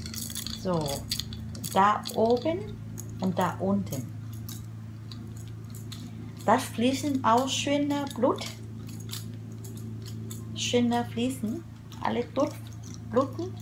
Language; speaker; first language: German; non-native, learner; Vietnamese